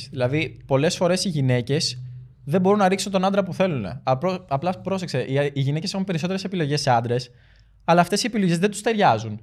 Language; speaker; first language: Greek; early bilingual, other home language; Albanian